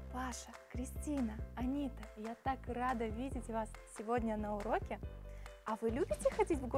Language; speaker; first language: Russian; native; Russian